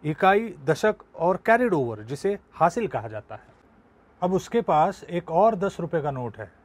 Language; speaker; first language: Hindi; non-native, local second language; Marathi